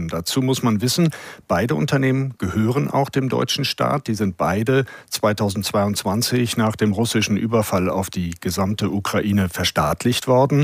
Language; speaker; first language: German; native; German